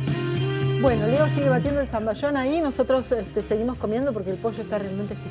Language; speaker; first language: Spanish; native; Spanish